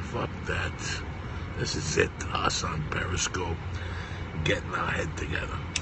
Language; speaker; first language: English; early bilingual, other home language; Spanish